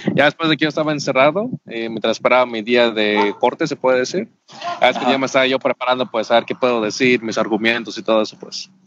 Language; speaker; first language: Spanish; native; Spanish